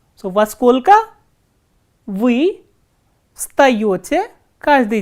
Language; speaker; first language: Russian; non-native, fluent; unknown